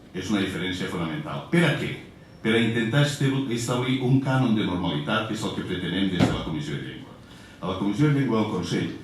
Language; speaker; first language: Catalan; native; Catalan